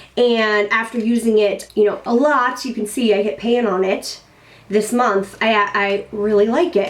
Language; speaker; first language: English; native; English